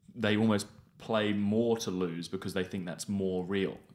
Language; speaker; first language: English; native; English